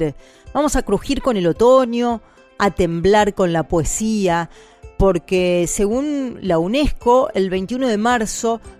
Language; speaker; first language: Spanish; native; Spanish